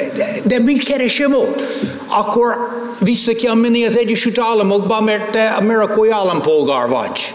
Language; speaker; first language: Hungarian; non-native, fluent; English